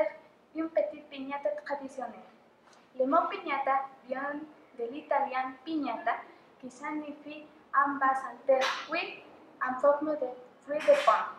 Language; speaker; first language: French; non-native, fluent; Spanish